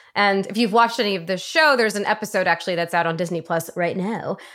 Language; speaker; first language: English; early bilingual, other home language; Thai